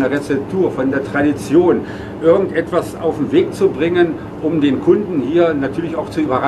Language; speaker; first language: German; native; German